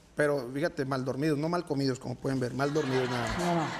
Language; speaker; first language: Spanish; native; Spanish